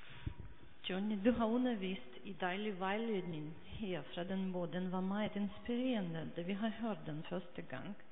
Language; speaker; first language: Danish; non-native, fluent; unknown